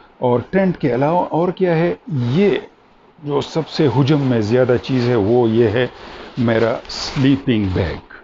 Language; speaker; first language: Urdu; non-native, local second language; Pashto